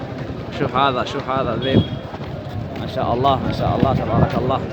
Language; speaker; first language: Arabic; non-native, learner; Oromo